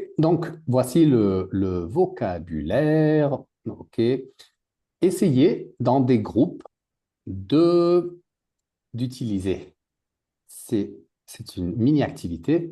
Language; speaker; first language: French; native; French